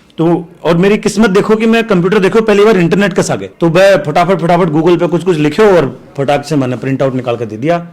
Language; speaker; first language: Hindi; native; Hindi